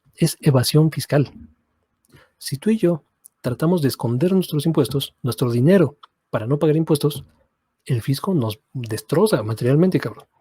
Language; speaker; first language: Spanish; native; Spanish